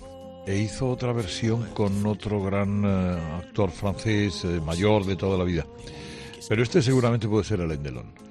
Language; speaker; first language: Spanish; native; Spanish